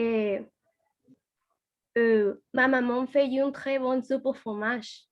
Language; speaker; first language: French; non-native, learner; Spanish